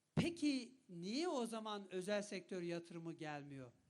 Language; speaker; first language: Turkish; non-native, local second language; Kurdish